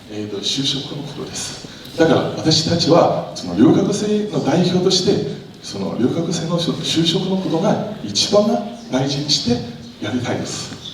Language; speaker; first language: Japanese; non-native, learner; Chinese